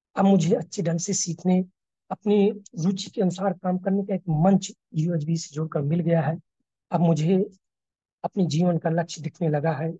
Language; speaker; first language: Hindi; native; Hindi